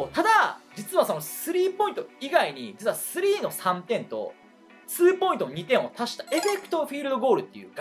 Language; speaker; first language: Japanese; native; Japanese